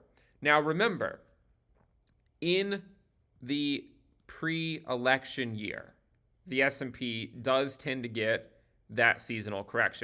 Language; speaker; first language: English; native; English